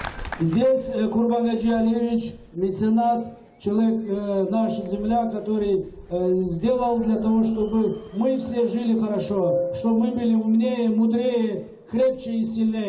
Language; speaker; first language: Russian; non-native, local second language; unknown